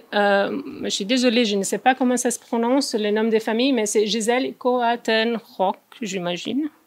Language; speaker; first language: French; non-native, fluent; Portuguese